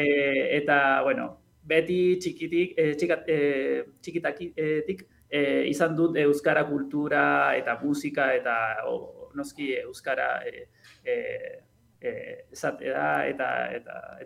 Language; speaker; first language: Basque; non-native, learner; Spanish